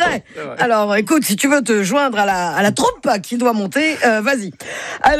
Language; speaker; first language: French; native; French